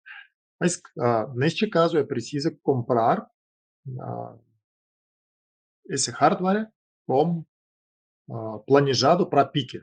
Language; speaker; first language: Portuguese; non-native, fluent; Russian